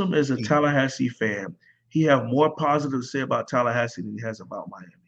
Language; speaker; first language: English; native; English